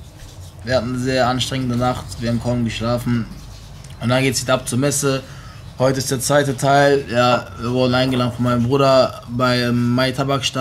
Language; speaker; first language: German; native; German